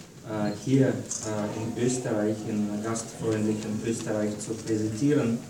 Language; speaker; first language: German; non-native, fluent; Russian